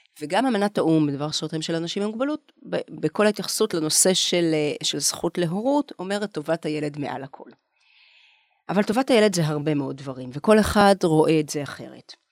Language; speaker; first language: Hebrew; native; Hebrew